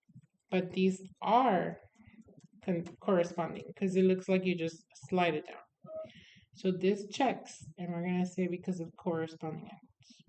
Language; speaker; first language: English; native; English